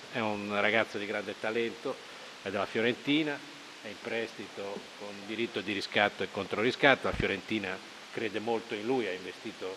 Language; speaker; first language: Italian; native; Italian